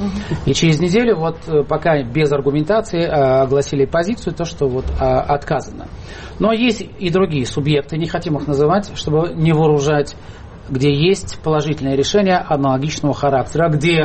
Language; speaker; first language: Russian; native; Russian